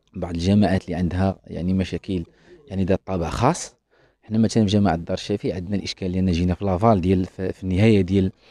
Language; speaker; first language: Arabic; native; Arabic